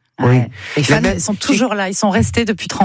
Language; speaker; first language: French; native; French